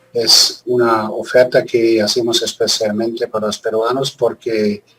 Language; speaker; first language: Spanish; non-native, fluent; German